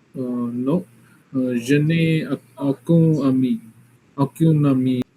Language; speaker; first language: French; non-native, learner; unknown